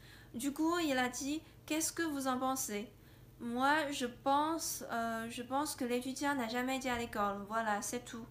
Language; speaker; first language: French; non-native, fluent; Chinese